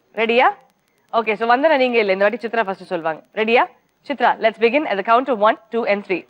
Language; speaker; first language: Tamil; native; Tamil